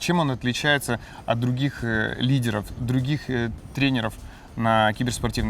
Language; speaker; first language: Russian; native; Russian